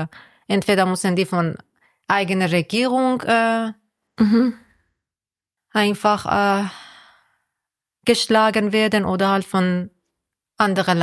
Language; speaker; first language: German; non-native, fluent; Persian